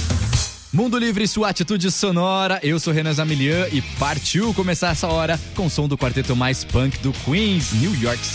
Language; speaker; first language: Portuguese; native; Portuguese